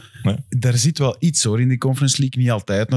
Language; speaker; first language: Dutch; native; Dutch